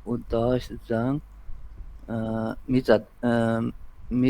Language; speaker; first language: Persian; non-native, learner; Urdu